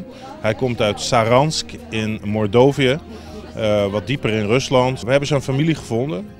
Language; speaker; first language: Dutch; native; Dutch